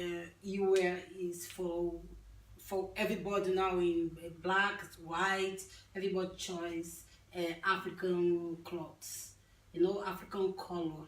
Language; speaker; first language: English; non-native, learner; Portuguese